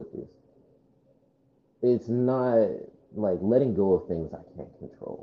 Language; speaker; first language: English; native; English